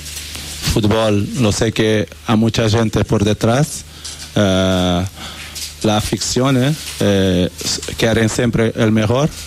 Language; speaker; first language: Spanish; non-native, learner; Portuguese